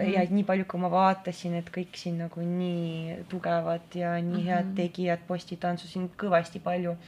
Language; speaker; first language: Estonian; non-native, local second language; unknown